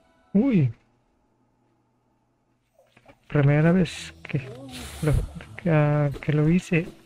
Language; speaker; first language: Spanish; non-native, fluent; Filipino